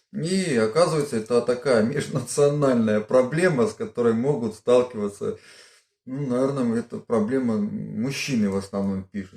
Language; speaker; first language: Russian; native; Russian